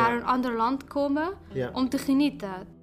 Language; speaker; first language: Dutch; non-native, fluent; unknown